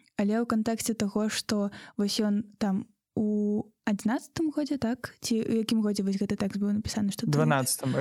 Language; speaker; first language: Belarusian; non-native, local second language; Russian